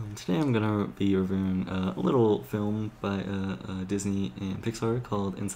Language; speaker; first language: English; native; English